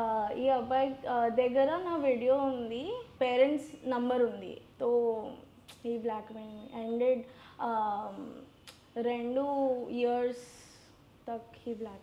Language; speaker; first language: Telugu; non-native, learner; Hindi